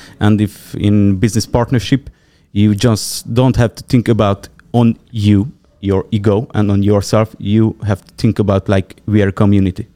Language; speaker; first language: English; non-native, fluent; Hungarian